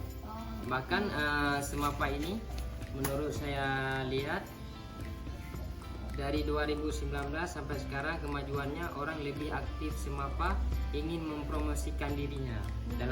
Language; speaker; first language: Indonesian; non-native, local second language; Achinese